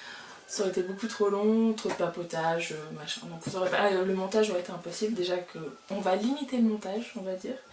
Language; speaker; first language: French; native; French